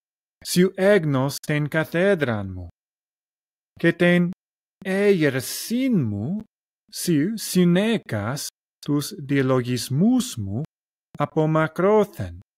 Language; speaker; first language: Greek; non-native, learner; English